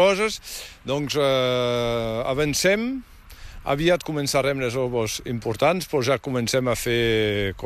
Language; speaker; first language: Catalan; native; Catalan